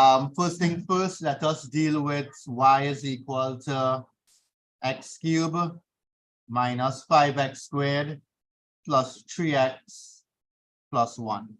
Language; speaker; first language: English; native; English